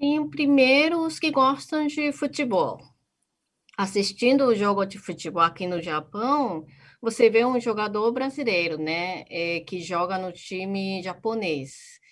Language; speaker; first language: Portuguese; non-native, fluent; Japanese